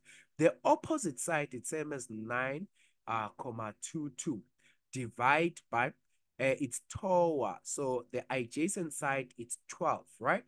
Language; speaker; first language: English; non-native, local second language; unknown